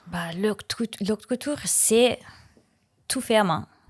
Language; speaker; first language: French; non-native, learner; Italian